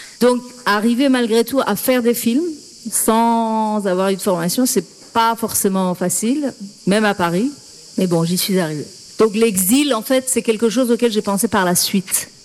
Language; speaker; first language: French; non-native, fluent; Persian